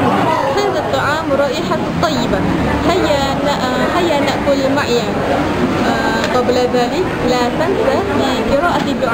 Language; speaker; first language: Arabic; non-native, learner; Malay